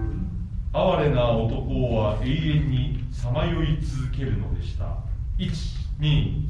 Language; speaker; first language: Japanese; native; Japanese